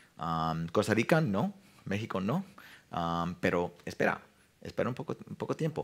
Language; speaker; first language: Spanish; non-native, fluent; English